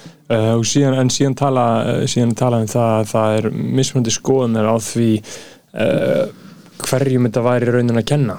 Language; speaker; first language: Icelandic; native; Icelandic